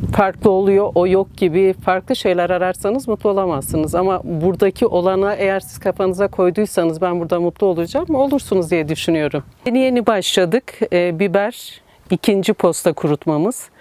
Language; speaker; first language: Turkish; native; Turkish